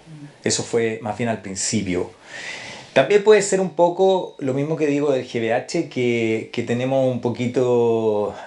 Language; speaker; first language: Spanish; native; Spanish